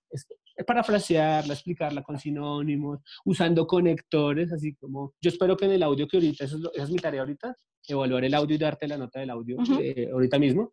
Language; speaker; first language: Spanish; native; Spanish